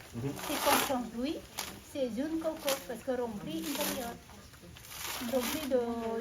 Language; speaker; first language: French; non-native, learner; Indonesian